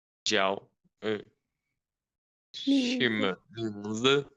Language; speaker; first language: Chinese; non-native, learner; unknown